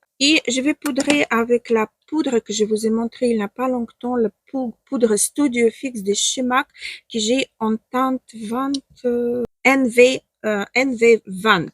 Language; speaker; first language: French; non-native, fluent; Ukrainian